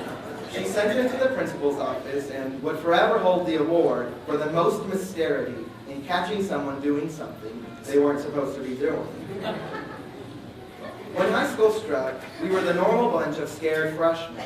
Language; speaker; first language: English; native; English